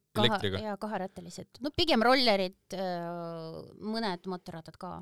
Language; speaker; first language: Estonian; non-native, local second language; Russian